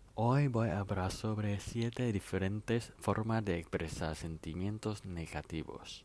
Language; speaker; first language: Spanish; non-native, fluent; Thai